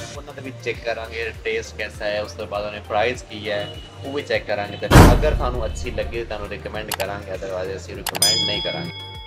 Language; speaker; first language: Punjabi; native; Punjabi